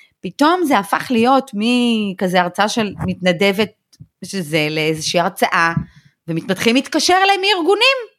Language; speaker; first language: Hebrew; early bilingual, other home language; Russian